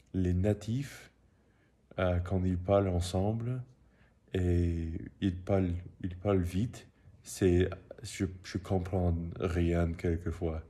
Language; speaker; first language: French; non-native, learner; English